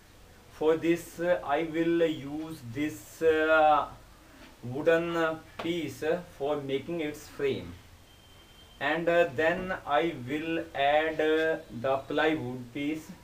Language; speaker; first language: English; non-native, local second language; Hindi